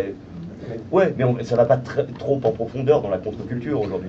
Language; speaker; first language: French; native; French